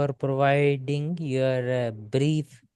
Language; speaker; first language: English; non-native, local second language; Urdu